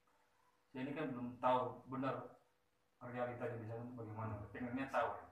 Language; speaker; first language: Indonesian; native; Indonesian